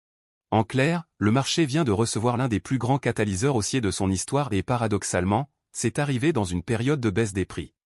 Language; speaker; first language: French; native; French